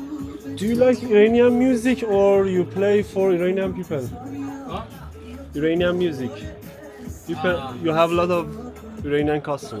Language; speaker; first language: English; non-native, fluent; Persian